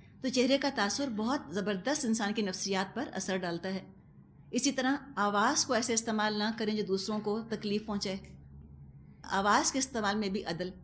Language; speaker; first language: Urdu; non-native, local second language; Punjabi